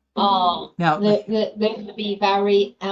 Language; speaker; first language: English; non-native, learner; Chinese